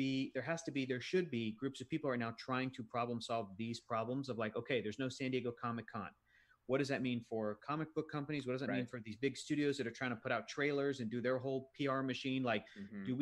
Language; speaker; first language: English; native; English